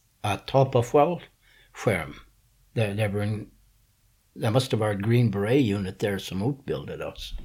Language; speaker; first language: Swedish; non-native, fluent; English